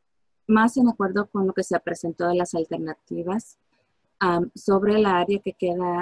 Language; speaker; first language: Spanish; early bilingual, heritage; Spanish